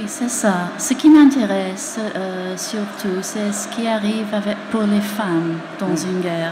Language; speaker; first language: French; non-native, fluent; English